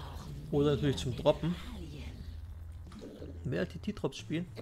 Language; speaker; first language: German; native; German